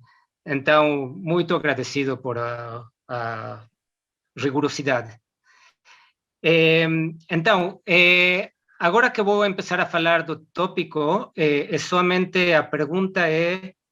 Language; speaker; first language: Portuguese; non-native, learner; Spanish